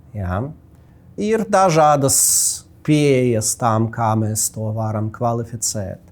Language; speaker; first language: Latvian; non-native, local second language; Russian